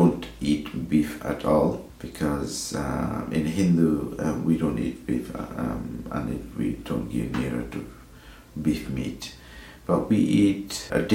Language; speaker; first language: English; non-native, fluent; Nepali